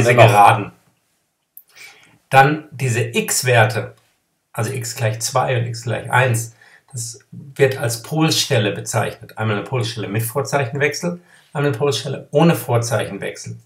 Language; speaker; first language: German; native; German